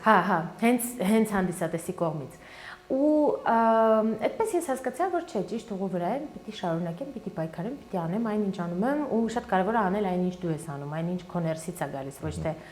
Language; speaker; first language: Armenian; early bilingual, heritage; Armenian